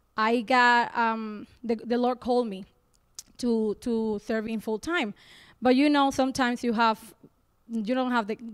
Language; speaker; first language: English; non-native, fluent; Spanish